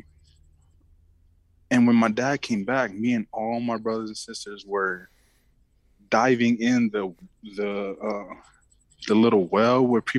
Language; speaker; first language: English; early bilingual, other home language; Samoan